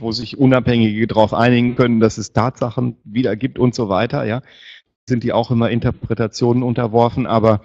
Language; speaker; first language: German; native; German